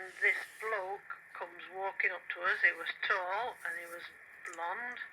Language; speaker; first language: English; native; English